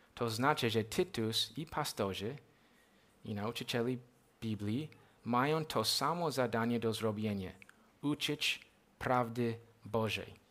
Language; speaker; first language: Polish; non-native, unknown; English